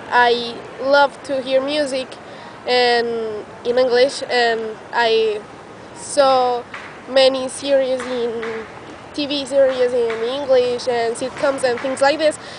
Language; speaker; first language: English; non-native, learner; Spanish